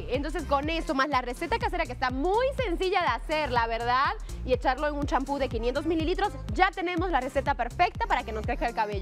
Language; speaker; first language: Spanish; native; Spanish